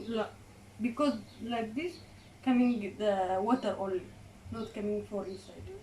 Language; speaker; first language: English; non-native, learner; Amharic